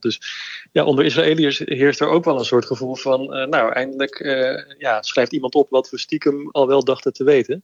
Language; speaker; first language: Dutch; native; Dutch